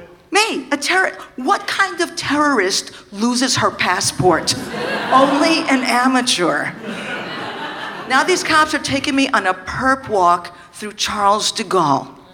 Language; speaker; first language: English; native; English